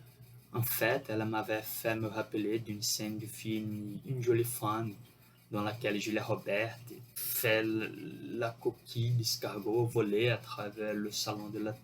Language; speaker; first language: French; non-native, fluent; Portuguese